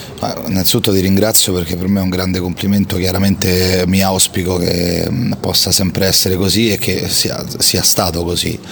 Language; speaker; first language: Italian; native; Italian